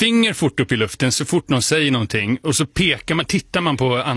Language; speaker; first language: Swedish; native; Swedish